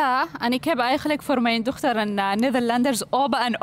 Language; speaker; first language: Dutch; non-native, learner; Arabic